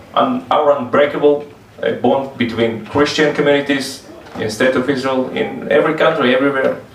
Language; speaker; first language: English; non-native, learner; Russian